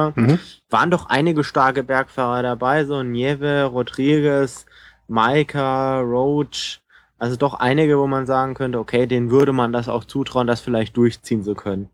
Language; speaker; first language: German; native; German